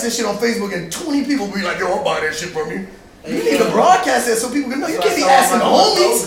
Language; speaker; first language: English; native; English